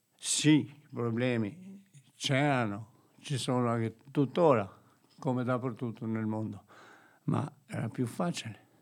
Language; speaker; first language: Italian; non-native, fluent; Albanian